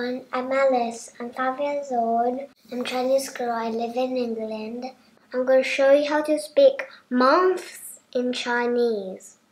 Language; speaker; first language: English; early bilingual, other home language; Chinese